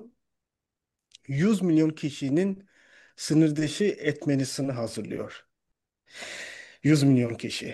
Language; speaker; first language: Turkish; non-native, fluent; Urdu